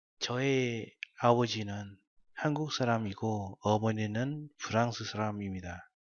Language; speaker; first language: Korean; non-native, fluent; Vietnamese